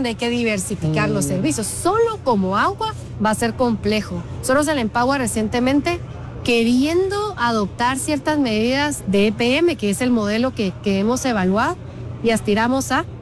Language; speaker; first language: Spanish; native; Spanish